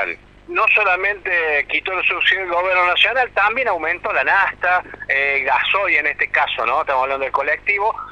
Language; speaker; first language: Spanish; native; Spanish